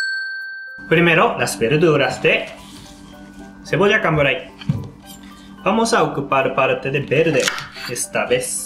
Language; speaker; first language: Spanish; non-native, fluent; Japanese